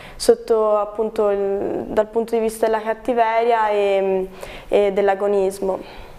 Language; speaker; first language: Italian; native; Italian